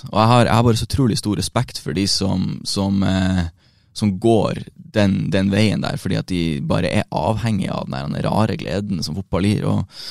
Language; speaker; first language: Norwegian; native; Norwegian